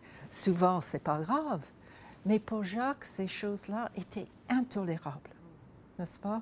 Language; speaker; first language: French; non-native, fluent; English